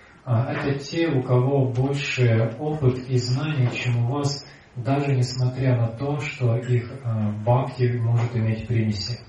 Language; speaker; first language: Russian; native; Russian